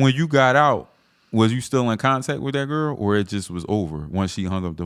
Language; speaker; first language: English; native; English